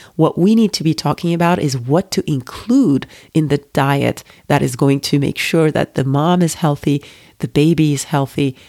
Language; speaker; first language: English; non-native, fluent; Turkish